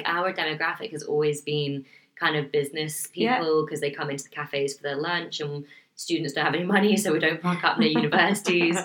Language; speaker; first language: English; native; English